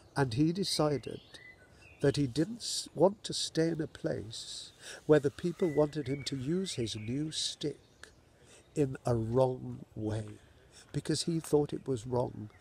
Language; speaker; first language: English; native; English